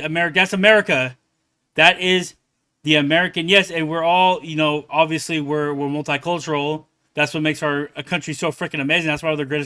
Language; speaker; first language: English; native; English